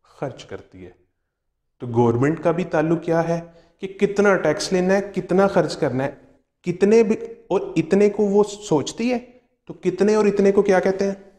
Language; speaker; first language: Urdu; non-native, local second language; Punjabi